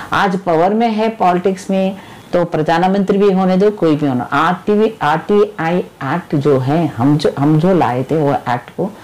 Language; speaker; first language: Hindi; non-native, local second language; Telugu